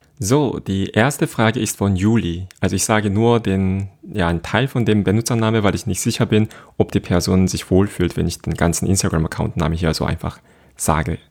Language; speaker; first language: German; non-native, fluent; Korean